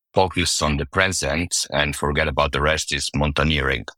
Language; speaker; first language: English; non-native, fluent; Italian